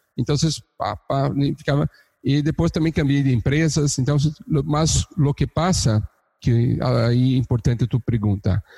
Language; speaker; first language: Portuguese; native; Portuguese